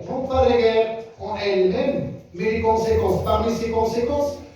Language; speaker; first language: French; non-native, local second language; Arabic